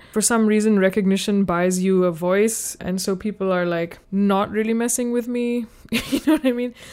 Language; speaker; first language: English; non-native, local second language; Urdu